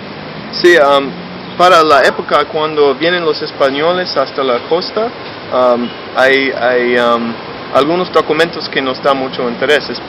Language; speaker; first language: Spanish; non-native, fluent; English